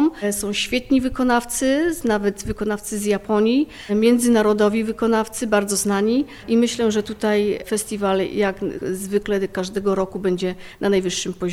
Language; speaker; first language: Polish; native; Polish